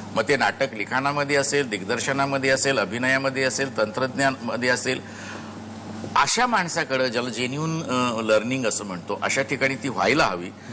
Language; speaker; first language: Marathi; native; Marathi